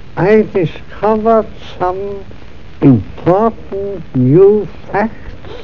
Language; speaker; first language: English; non-native, fluent; German